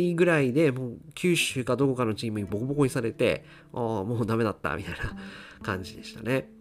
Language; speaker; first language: Japanese; native; Japanese